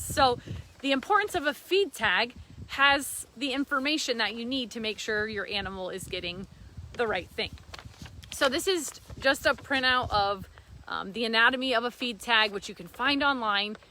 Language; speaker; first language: English; native; English